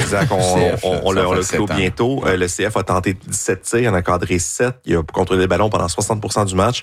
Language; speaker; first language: French; native; French